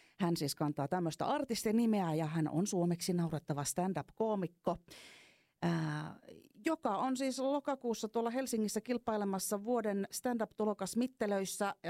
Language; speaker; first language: Finnish; native; Finnish